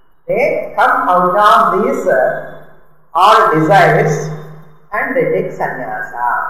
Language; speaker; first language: English; non-native, local second language; Tamil